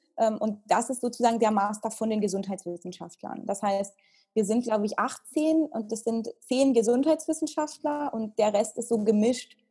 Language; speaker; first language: German; early bilingual, heritage; Italian